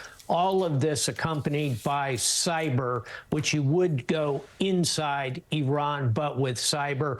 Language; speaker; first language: English; native; English